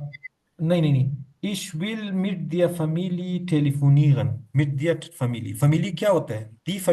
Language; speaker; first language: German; non-native, learner; Urdu